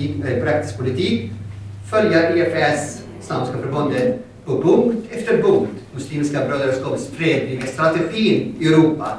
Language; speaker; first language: Swedish; non-native, fluent; Arabic